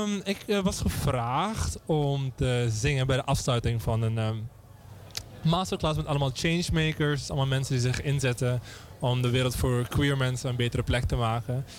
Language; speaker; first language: Dutch; early bilingual, other home language; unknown